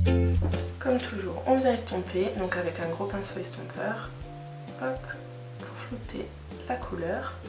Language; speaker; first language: French; native; French